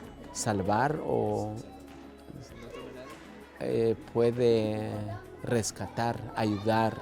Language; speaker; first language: Spanish; non-native, local second language; Kʼicheʼ